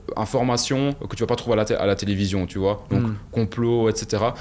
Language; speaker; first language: French; native; French